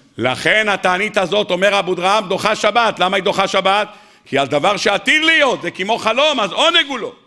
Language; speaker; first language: Hebrew; native; Hebrew